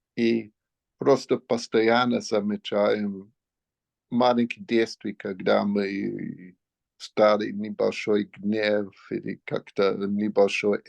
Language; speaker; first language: Russian; non-native, fluent; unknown